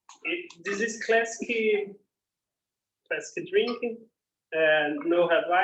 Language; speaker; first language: English; non-native, learner; Portuguese